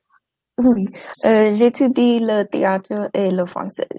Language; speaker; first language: French; non-native, learner; English